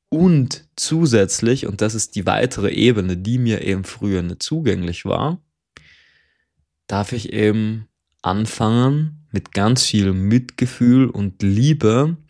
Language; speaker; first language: German; native; German